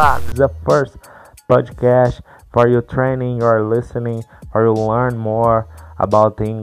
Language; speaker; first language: English; non-native, learner; Portuguese